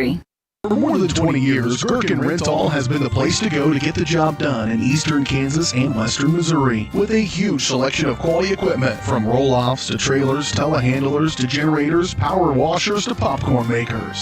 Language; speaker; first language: English; native; English